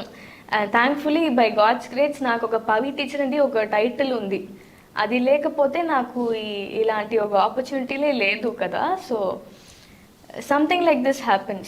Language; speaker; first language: Telugu; non-native, learner; Tamil